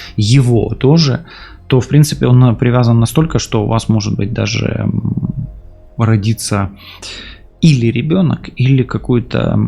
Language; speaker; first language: Russian; native; Russian